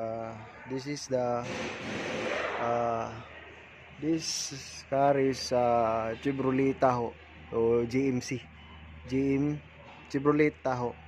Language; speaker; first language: English; non-native, learner; Filipino